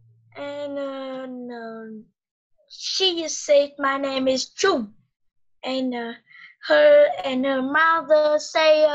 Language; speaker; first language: English; non-native, learner; Vietnamese